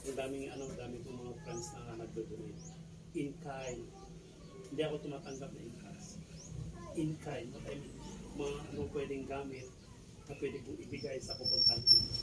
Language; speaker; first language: Filipino; native; Filipino